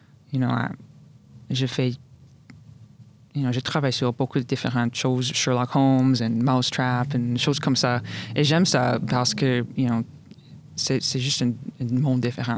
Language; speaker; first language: French; non-native, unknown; English